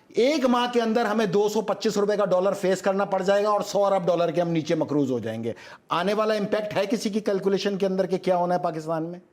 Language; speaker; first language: Urdu; native; Urdu